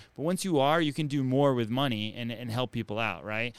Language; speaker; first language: English; native; English